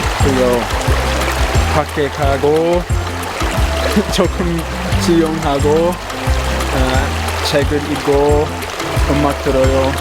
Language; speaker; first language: Korean; non-native, learner; English